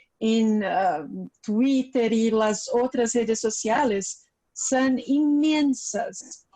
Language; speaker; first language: Spanish; non-native, fluent; Portuguese